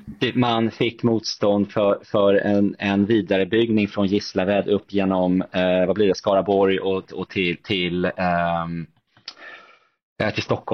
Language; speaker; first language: Swedish; native; Swedish